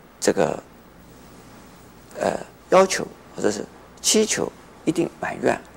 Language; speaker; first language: Chinese; native; Chinese